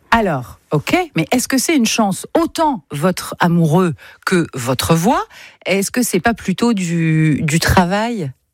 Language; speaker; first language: French; native; French